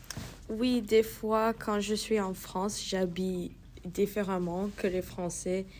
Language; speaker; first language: French; early bilingual, heritage; French